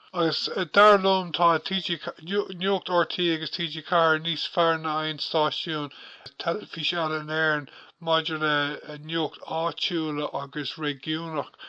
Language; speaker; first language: Irish; non-native, local second language; English